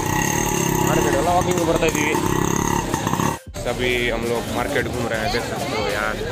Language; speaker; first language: Hindi; non-native, local second language; Kannada